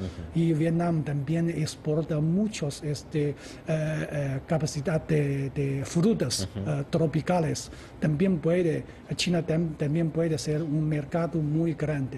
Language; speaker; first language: Spanish; non-native, fluent; Chinese